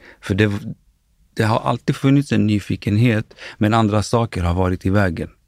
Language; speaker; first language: Swedish; early bilingual, other home language; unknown